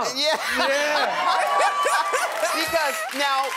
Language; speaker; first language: English; native; English